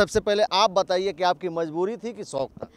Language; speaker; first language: Hindi; native; Hindi